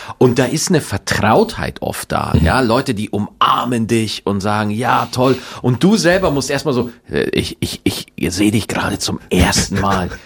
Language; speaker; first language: German; native; German